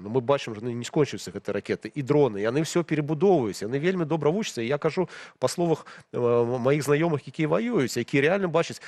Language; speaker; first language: Belarusian; non-native, local second language; Russian